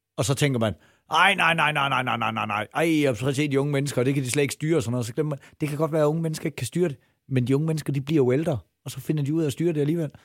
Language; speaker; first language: Danish; native; Danish